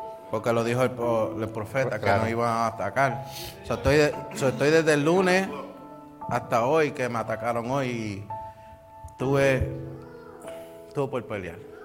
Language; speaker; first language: Spanish; native; Spanish